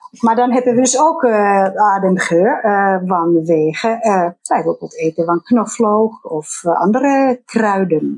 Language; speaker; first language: Dutch; non-native, fluent; Finnish